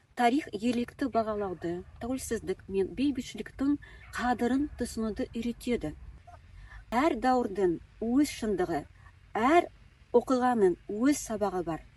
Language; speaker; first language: Kazakh; non-native, local second language; Tatar